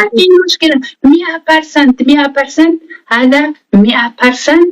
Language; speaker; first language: Arabic; non-native, learner; Oromo